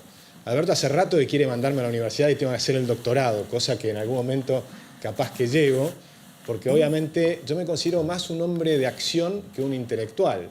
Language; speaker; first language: Spanish; native; Spanish